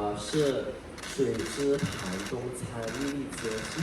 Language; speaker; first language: Chinese; non-native, learner; Thai